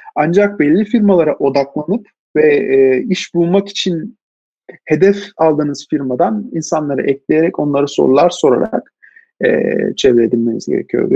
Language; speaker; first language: Turkish; native; Turkish